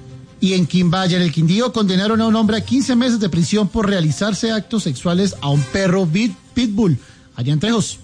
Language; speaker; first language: Spanish; native; Spanish